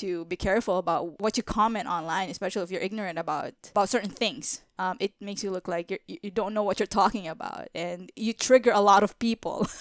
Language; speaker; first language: English; non-native, local second language; Filipino